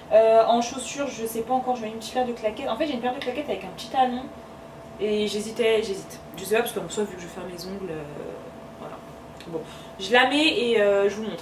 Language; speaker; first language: French; native; French